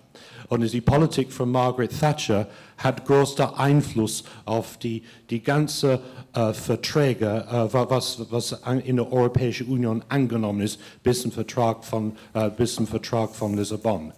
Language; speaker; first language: German; non-native, fluent; English